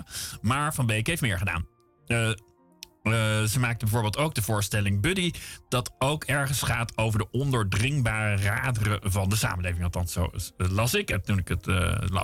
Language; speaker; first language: Dutch; native; Dutch